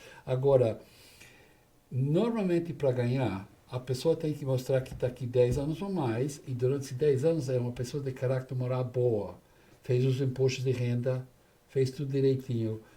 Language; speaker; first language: Portuguese; non-native, fluent; English